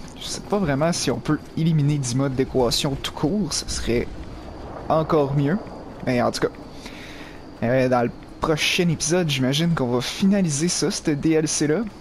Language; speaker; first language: French; native; French